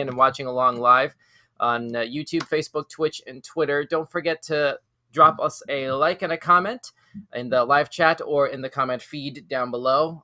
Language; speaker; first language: English; native; English